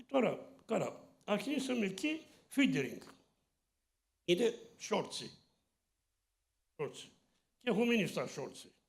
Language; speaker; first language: Greek; early bilingual, heritage; Greek